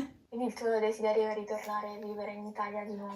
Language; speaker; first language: Italian; native; Italian